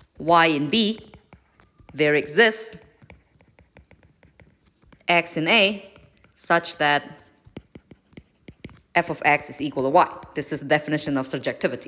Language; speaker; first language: English; non-native, fluent; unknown